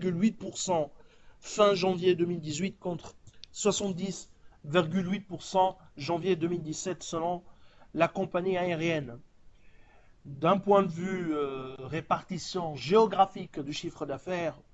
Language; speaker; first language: French; non-native, local second language; Arabic